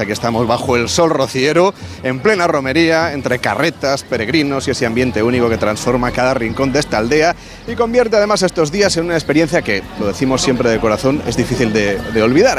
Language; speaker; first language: Spanish; native; Spanish